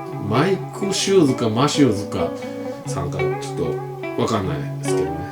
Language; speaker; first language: Japanese; native; Japanese